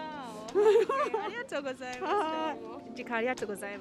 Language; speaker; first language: Japanese; non-native, learner; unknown